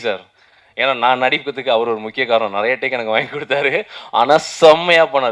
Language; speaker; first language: Tamil; native; Tamil